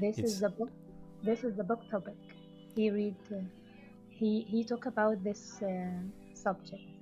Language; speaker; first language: English; non-native, learner; Arabic